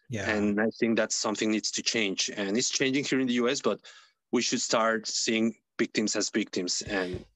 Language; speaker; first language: English; non-native, fluent; Spanish